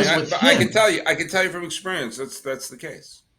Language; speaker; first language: English; native; English